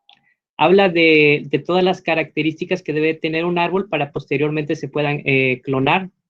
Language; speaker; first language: Spanish; native; Spanish